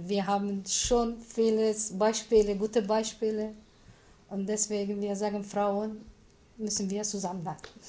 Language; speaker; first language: German; non-native, learner; Kurdish